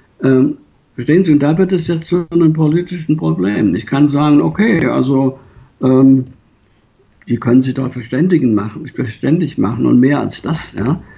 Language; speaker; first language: German; native; German